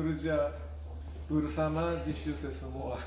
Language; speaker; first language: Indonesian; non-native, learner; Japanese